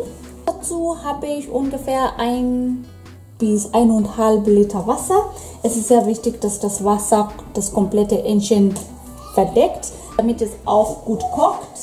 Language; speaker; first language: German; non-native, fluent; Swahili